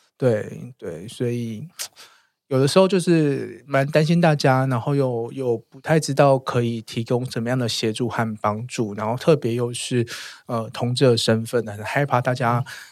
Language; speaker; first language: Chinese; native; Chinese